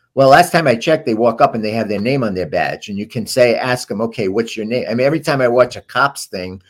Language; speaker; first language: English; native; English